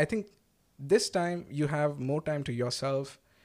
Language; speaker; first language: English; non-native, local second language; Malayalam